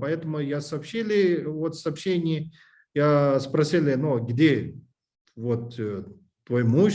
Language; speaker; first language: Russian; non-native, learner; English